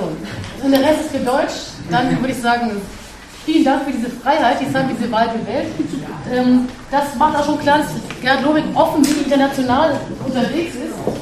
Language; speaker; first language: German; native; German